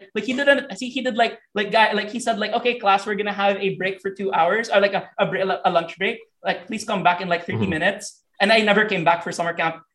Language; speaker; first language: English; non-native, local second language; Hiligaynon